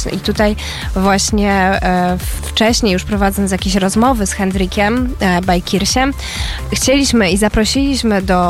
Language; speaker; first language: Polish; native; Polish